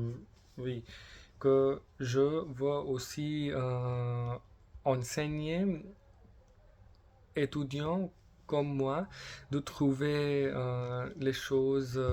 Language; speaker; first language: French; non-native, learner; English